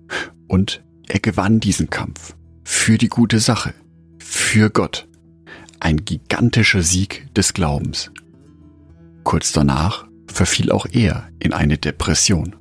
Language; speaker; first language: German; native; German